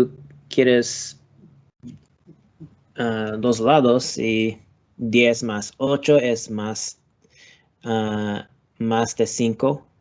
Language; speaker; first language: Spanish; non-native, learner; English